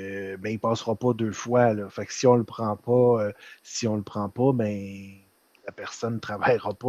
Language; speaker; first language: French; native; French